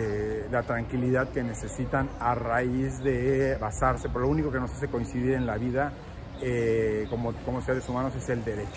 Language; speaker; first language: Spanish; native; Spanish